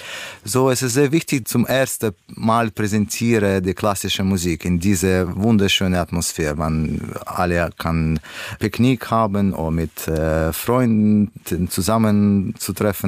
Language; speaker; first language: German; non-native, learner; Russian